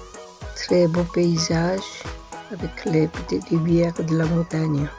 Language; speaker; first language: French; non-native, fluent; Korean